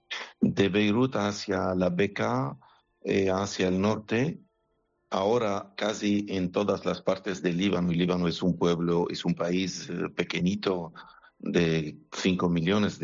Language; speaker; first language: Spanish; non-native, fluent; Arabic